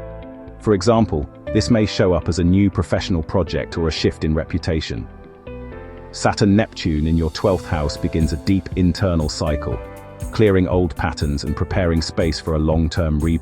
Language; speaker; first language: English; native; English